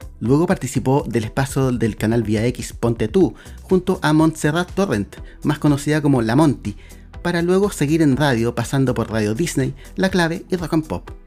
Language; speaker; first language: Spanish; native; Spanish